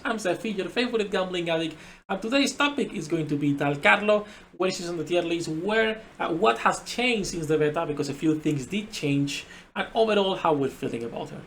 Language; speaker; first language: English; non-native, fluent; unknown